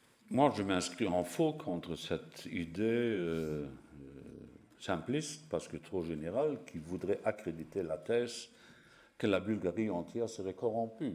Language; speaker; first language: French; non-native, local second language; Luxembourgish